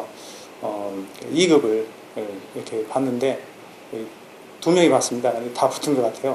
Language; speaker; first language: Korean; native; Korean